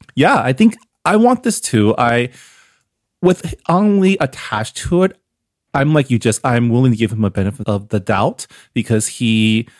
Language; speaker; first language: English; native; English